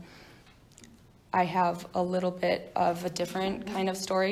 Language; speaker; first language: English; native; English